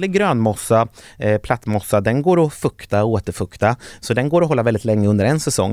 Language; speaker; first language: Swedish; native; Swedish